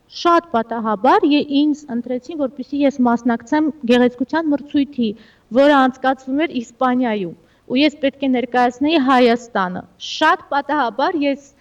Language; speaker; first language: Armenian; early bilingual, heritage; Armenian